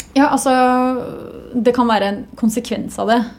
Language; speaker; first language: Norwegian; native; Norwegian